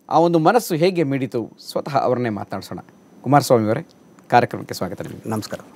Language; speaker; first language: Kannada; native; Kannada